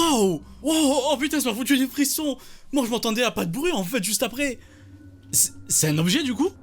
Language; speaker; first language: French; native; French